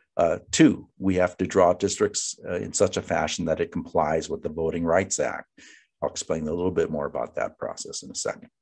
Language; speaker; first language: English; native; English